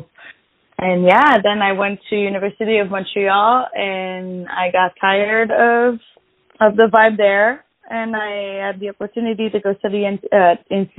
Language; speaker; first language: English; non-native, fluent; French